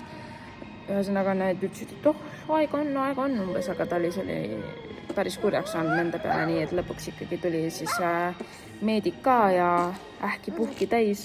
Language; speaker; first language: Estonian; native; Estonian